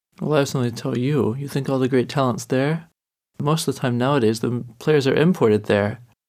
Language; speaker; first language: English; native; English